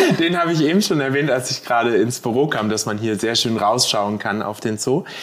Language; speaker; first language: German; native; German